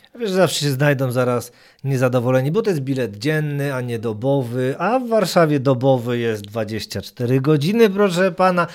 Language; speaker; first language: Polish; native; Polish